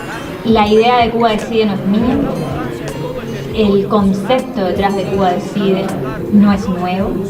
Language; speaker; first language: Spanish; native; Spanish